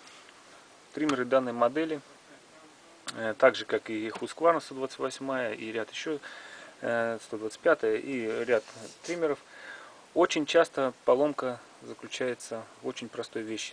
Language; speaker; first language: Russian; native; Russian